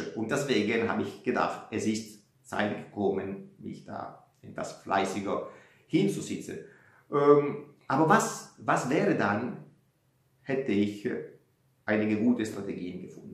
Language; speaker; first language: German; non-native, fluent; Italian